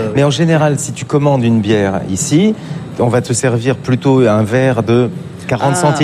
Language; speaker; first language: French; native; French